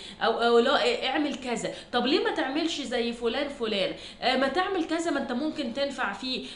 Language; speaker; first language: Arabic; native; Arabic